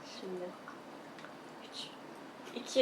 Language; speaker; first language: Turkish; native; Turkish